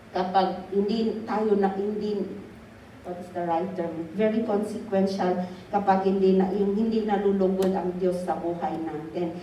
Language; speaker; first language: Filipino; native; Filipino